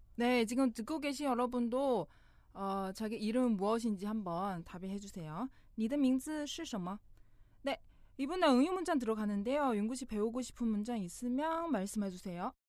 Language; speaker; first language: Korean; non-native, fluent; Chinese